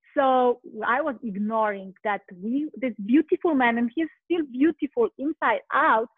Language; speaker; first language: English; non-native, fluent; Polish